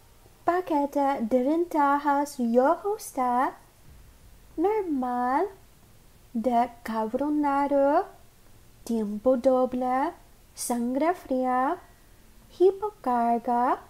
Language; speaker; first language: Spanish; non-native, learner; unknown